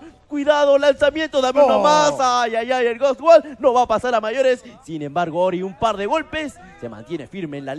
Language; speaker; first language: Spanish; native; Spanish